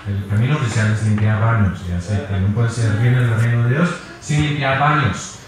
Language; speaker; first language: Spanish; non-native, fluent; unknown